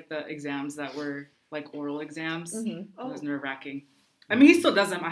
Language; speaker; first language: English; early bilingual, other home language; Spanish